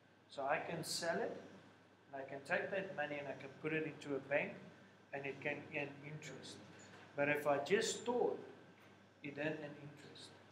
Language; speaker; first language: English; non-native, local second language; Afrikaans